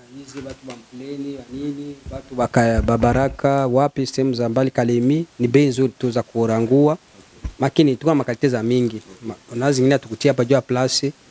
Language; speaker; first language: Swahili; native; Swahili